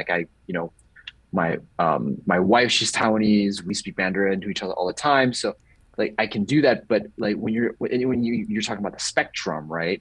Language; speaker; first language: English; native; English